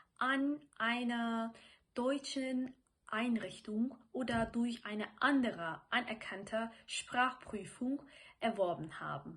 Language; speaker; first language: German; non-native, fluent; Turkish